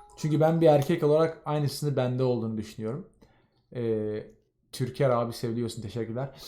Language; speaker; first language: Turkish; native; Turkish